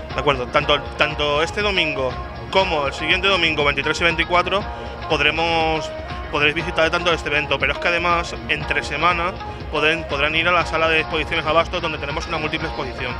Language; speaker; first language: Spanish; native; Spanish